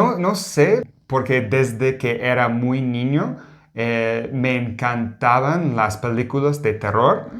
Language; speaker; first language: Spanish; non-native, fluent; English